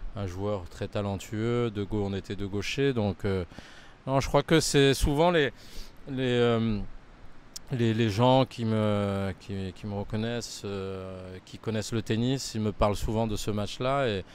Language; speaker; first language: French; native; French